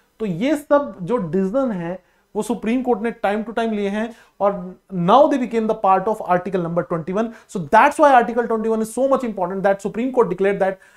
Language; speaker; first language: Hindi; non-native, local second language; Punjabi